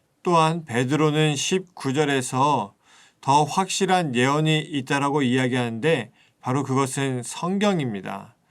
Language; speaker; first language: Korean; native; Korean